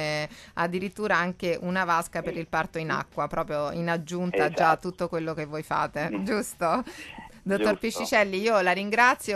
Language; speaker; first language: Italian; native; Italian